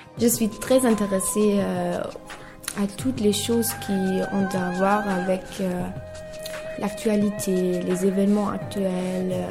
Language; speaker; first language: French; non-native, learner; German